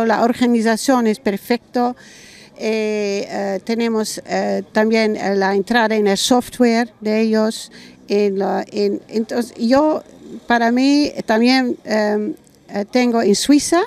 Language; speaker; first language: Spanish; non-native, learner; German